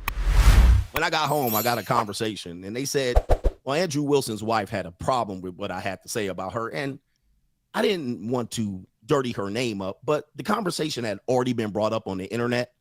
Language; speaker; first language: English; native; English